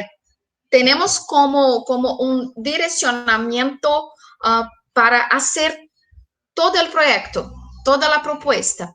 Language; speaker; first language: Spanish; non-native, fluent; Portuguese